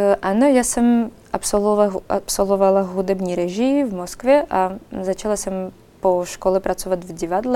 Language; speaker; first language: Czech; non-native, fluent; Russian